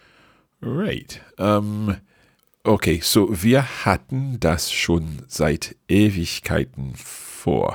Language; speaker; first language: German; non-native, fluent; English